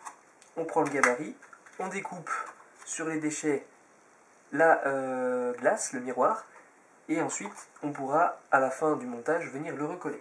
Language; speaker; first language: French; native; French